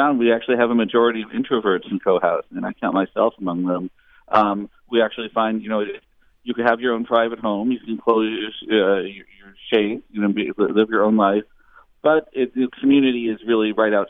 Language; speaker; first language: English; native; English